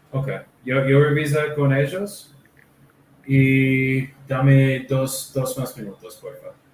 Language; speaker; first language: Spanish; non-native, learner; English